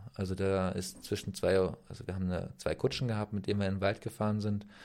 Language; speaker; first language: German; native; German